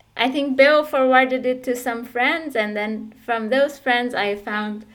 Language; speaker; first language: English; non-native, fluent; Persian